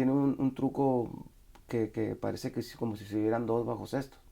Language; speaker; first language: Spanish; native; Spanish